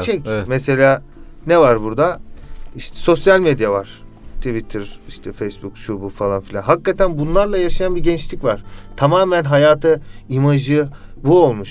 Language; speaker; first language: Turkish; native; Turkish